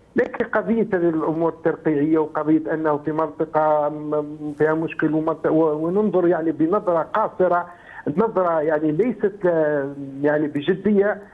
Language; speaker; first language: Arabic; native; Arabic